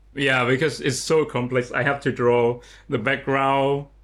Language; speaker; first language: English; non-native, learner; Lao